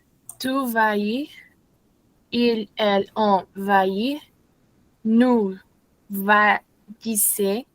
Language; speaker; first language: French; non-native, learner; Portuguese